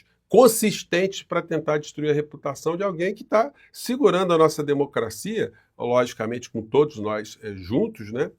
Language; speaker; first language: Portuguese; native; Portuguese